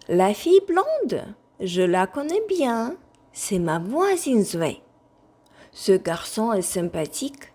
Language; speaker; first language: French; non-native, fluent; Ukrainian